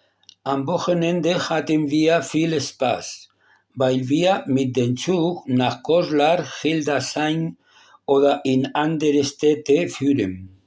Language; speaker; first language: German; non-native, learner; Spanish